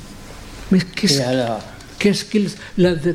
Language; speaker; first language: French; non-native, fluent; Spanish